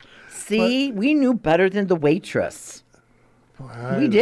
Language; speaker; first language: English; native; English